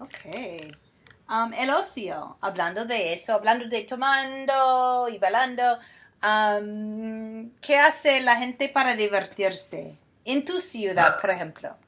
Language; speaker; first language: Spanish; non-native, fluent; English